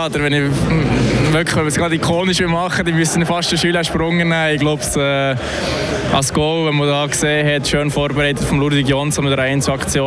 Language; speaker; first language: German; native; German